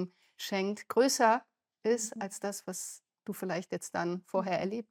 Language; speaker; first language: German; native; German